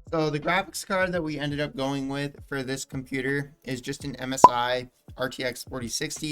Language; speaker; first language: English; native; English